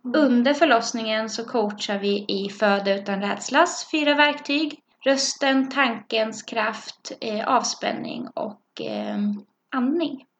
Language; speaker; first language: Swedish; native; Swedish